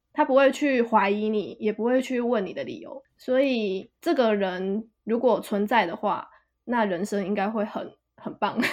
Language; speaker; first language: Chinese; native; Chinese